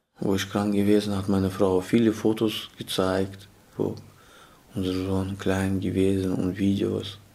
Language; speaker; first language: German; non-native, learner; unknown